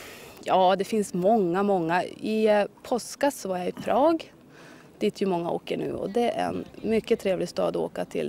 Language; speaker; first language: Swedish; native; Swedish